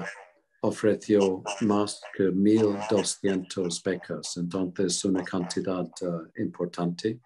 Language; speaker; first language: Spanish; non-native, fluent; English